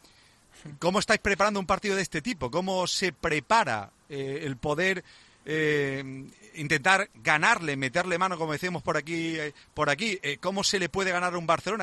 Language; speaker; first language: Spanish; native; Spanish